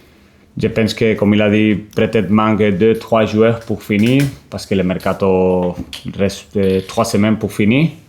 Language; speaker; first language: French; non-native, learner; Spanish